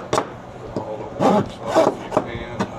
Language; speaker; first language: English; native; English